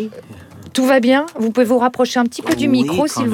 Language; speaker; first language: French; native; French